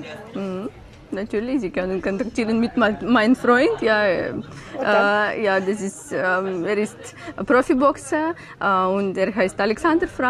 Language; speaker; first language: German; non-native, learner; Ukrainian